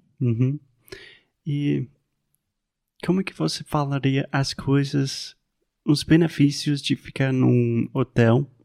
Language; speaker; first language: Portuguese; non-native, fluent; English